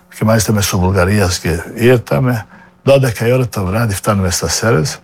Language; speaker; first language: Greek; non-native, fluent; Serbian